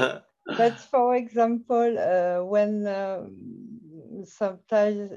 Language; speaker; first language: English; non-native, fluent; French